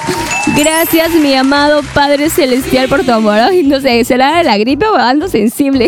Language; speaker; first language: Spanish; native; Spanish